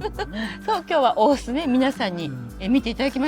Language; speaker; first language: Japanese; native; Japanese